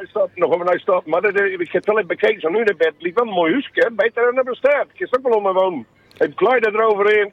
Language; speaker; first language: Dutch; native; Dutch